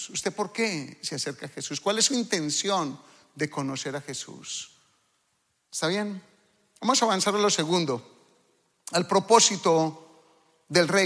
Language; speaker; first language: Spanish; native; Spanish